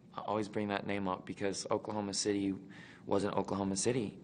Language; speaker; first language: English; native; English